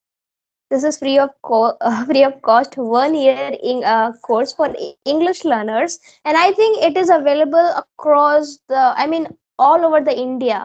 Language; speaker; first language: English; non-native, local second language; Hindi